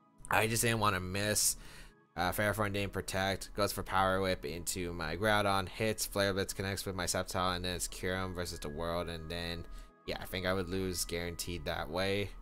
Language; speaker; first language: English; native; English